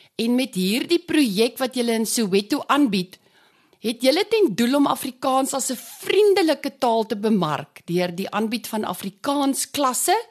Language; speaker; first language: Afrikaans; native; Afrikaans